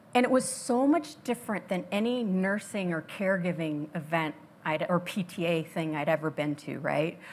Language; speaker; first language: English; native; English